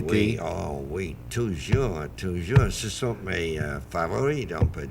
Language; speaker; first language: French; non-native, fluent; English